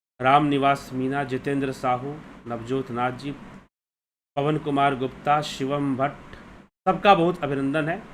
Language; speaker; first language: Hindi; native; Hindi